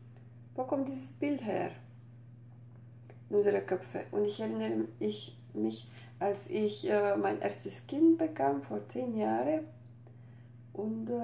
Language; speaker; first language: German; non-native, fluent; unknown